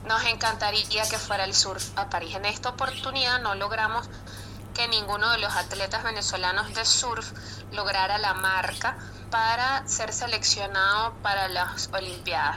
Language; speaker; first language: Spanish; native; Spanish